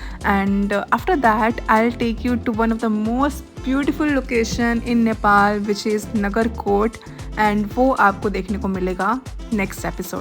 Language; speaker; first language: Hindi; native; Hindi